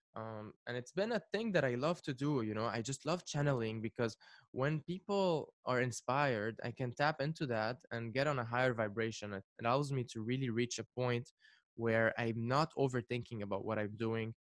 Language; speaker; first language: English; non-native, fluent; Arabic